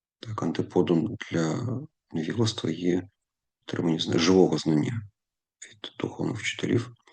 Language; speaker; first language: Ukrainian; non-native, local second language; Russian